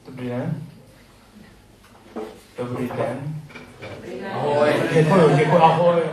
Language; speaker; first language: Czech; non-native, learner; English